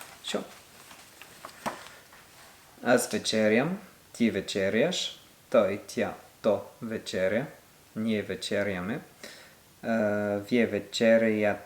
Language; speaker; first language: Bulgarian; non-native, learner; French